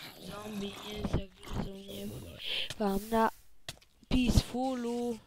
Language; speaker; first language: Polish; native; Polish